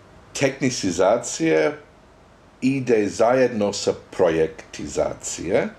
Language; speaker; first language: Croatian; non-native, fluent; English